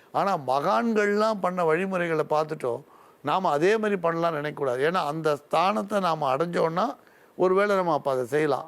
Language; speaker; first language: Tamil; native; Tamil